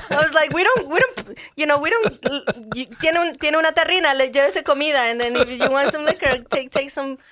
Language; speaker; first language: English; non-native, fluent; Spanish